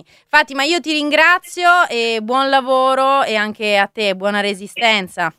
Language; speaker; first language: Italian; native; Italian